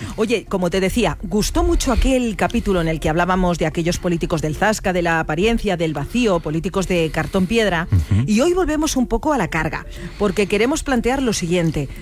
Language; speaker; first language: Spanish; native; Spanish